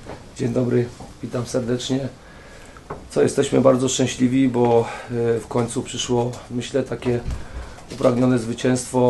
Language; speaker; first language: Polish; native; Polish